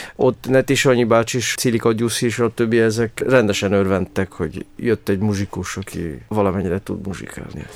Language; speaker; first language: Hungarian; non-native, fluent; Romany